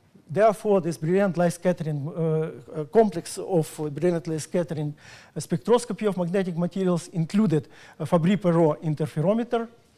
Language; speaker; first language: English; non-native, fluent; Russian